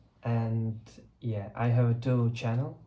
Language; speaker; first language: English; non-native, learner; Russian